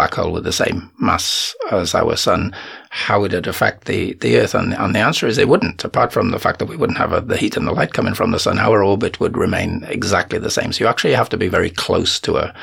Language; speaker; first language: English; native; English